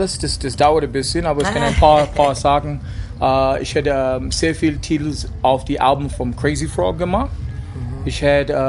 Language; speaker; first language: German; non-native, learner; English